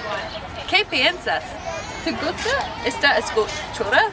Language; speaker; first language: Spanish; non-native, learner; English